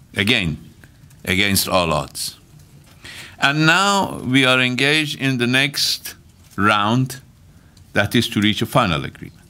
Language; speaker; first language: English; non-native, fluent; Persian